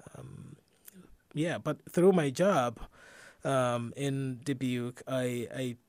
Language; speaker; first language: English; non-native, fluent; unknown